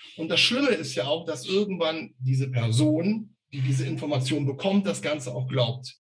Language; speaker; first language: German; native; German